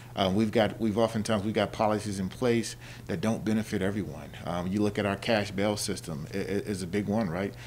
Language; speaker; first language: English; native; English